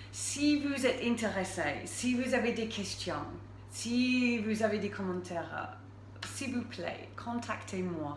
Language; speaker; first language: French; non-native, fluent; English